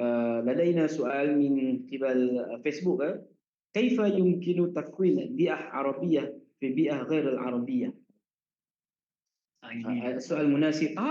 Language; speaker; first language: Arabic; non-native, learner; Malay